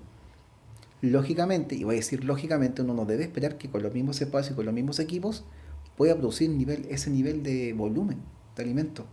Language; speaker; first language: Spanish; native; Spanish